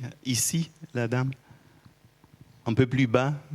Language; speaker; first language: French; non-native, fluent; German